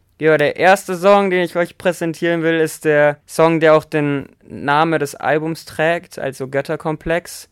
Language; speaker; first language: German; native; German